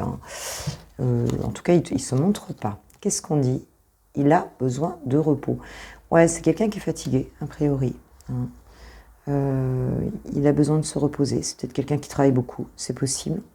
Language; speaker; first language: French; native; French